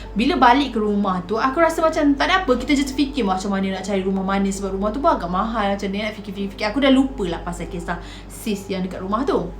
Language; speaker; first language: Malay; native; Malay